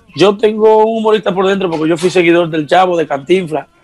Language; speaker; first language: Spanish; native; Spanish